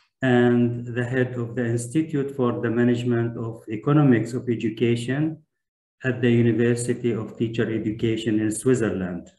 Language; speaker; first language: English; non-native, fluent; Turkish